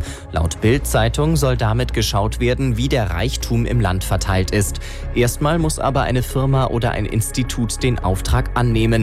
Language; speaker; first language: German; native; German